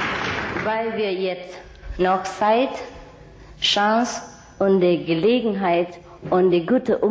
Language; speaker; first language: German; non-native, learner; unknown